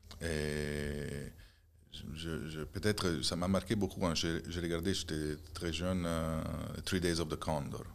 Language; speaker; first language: French; non-native, fluent; Italian